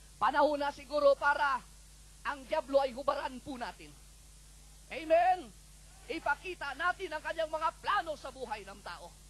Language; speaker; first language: Filipino; non-native, local second language; Cebuano